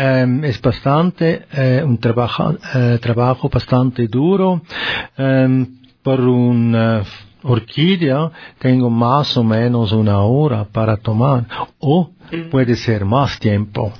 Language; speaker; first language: Spanish; non-native, learner; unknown